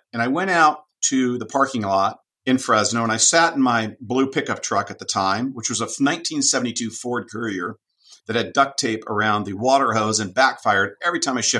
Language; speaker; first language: English; native; English